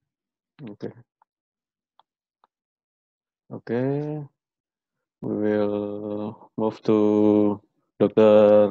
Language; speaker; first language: English; non-native, learner; Indonesian